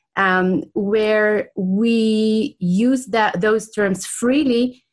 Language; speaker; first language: English; non-native, fluent; Hebrew